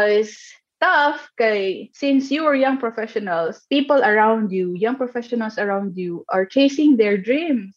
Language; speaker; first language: English; non-native, local second language; Cebuano